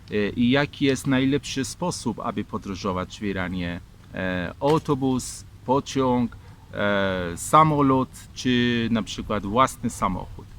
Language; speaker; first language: Polish; non-native, fluent; Persian